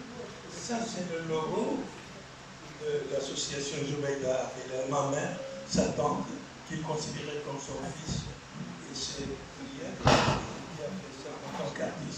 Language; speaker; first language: French; non-native, local second language; Arabic